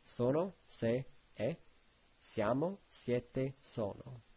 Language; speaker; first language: Italian; non-native, learner; English